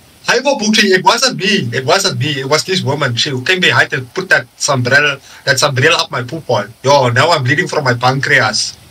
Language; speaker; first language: English; non-native, local second language; Afrikaans